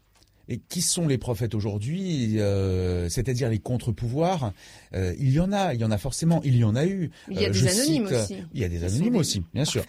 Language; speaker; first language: French; native; French